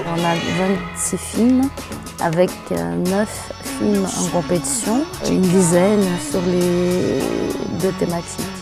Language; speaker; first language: French; non-native, fluent; Portuguese